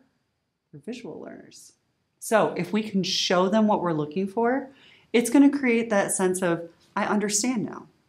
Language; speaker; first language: English; native; English